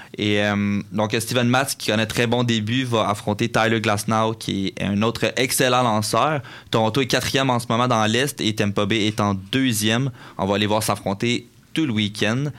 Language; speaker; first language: French; native; French